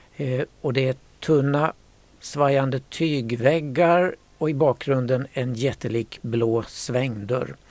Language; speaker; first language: Swedish; native; Swedish